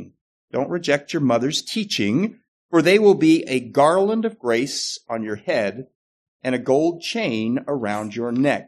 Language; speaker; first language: English; native; English